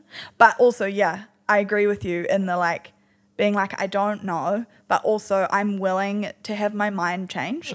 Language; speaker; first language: English; native; English